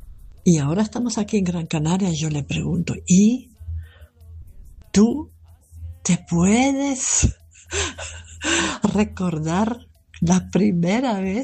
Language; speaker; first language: Spanish; non-native, fluent; German